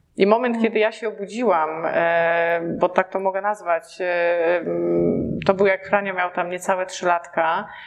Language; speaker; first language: Polish; native; Polish